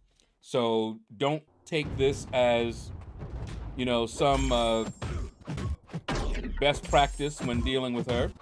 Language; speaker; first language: English; native; English